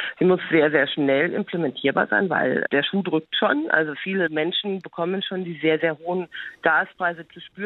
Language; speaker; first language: German; native; German